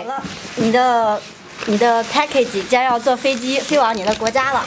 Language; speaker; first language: Chinese; native; Chinese